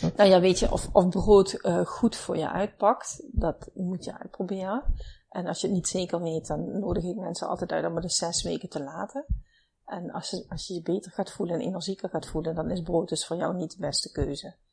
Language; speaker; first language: Dutch; native; Dutch